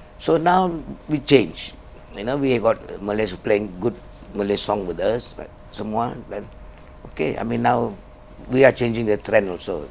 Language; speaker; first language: English; non-native, local second language; Tamil